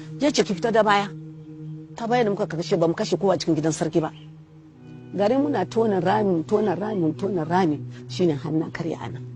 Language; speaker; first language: Hausa; non-native, local second language; Kanuri